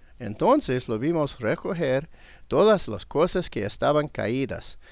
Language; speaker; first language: Spanish; non-native, learner; English